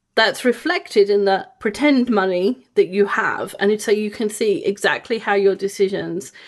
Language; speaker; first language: English; native; English